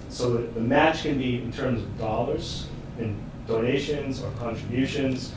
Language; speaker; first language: English; native; English